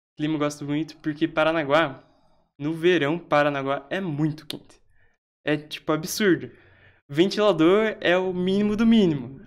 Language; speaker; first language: Portuguese; native; Portuguese